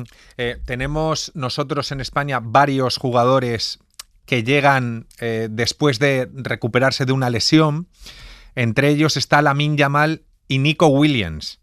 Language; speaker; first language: Spanish; native; Spanish